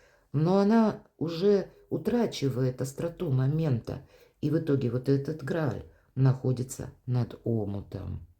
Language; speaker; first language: Russian; native; Russian